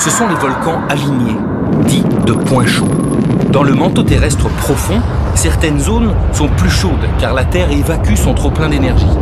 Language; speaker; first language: French; native; French